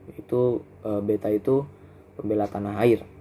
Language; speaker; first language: Indonesian; native; Indonesian